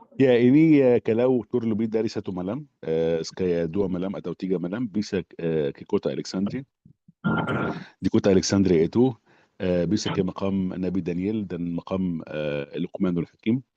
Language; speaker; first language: Indonesian; non-native, fluent; Arabic